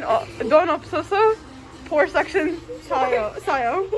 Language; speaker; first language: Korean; non-native, learner; English